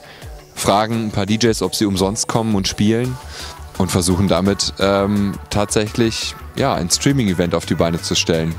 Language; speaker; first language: German; native; German